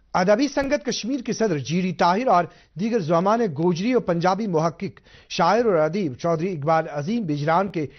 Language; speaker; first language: Urdu; non-native, local second language; Kashmiri